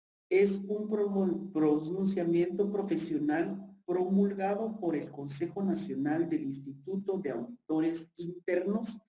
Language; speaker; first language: Spanish; native; Spanish